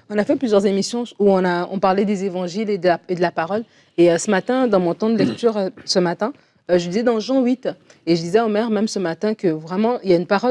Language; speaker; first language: French; native; French